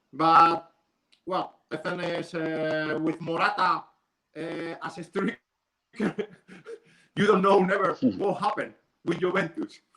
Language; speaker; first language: English; non-native, learner; Spanish